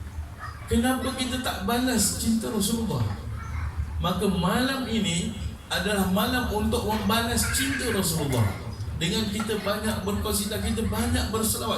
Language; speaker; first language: Malay; native; Malay